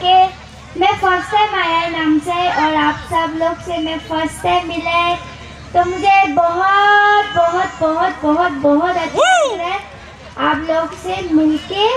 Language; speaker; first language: Hindi; non-native, local second language; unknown